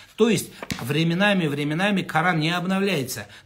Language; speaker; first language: Russian; non-native, local second language; Kazakh